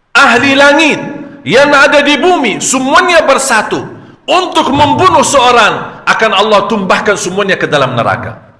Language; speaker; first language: Malay; non-native, fluent; Arabic